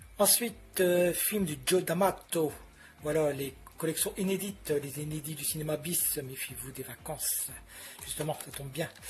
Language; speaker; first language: French; native; French